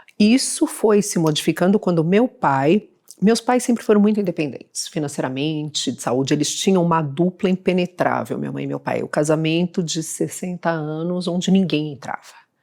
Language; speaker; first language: Portuguese; early bilingual, other home language; Spanish